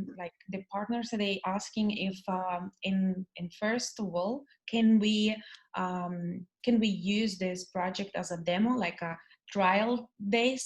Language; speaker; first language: English; non-native, learner; Russian